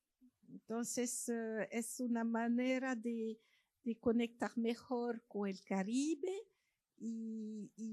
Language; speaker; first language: Spanish; non-native, fluent; French